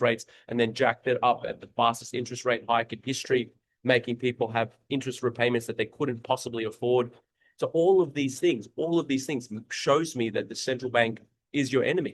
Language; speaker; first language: English; native; English